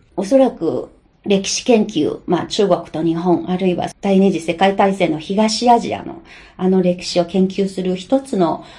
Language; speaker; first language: Japanese; non-native, fluent; Chinese